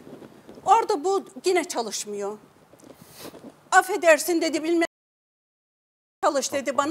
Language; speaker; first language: Turkish; native; Turkish